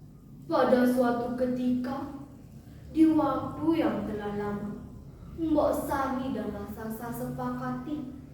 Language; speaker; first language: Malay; non-native, local second language; Balinese